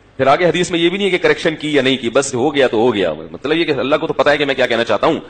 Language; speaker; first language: Urdu; native; Urdu